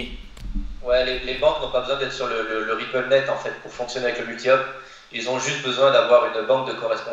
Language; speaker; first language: French; native; French